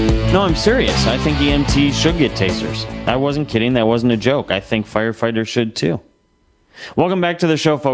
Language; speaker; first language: English; native; English